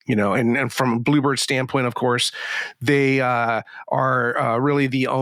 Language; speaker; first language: English; native; English